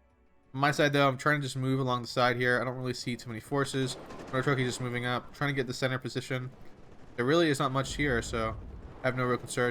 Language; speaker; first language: English; native; English